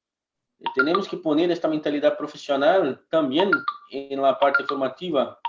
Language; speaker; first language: Spanish; non-native, fluent; Portuguese